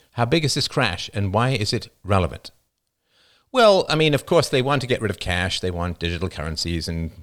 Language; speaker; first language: English; native; English